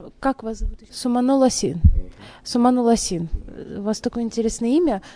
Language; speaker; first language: Russian; native; Russian